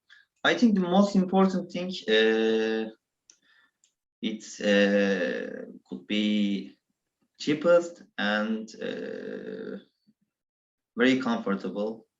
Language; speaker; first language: English; non-native, learner; Turkish